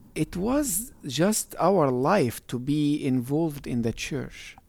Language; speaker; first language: English; non-native, fluent; Arabic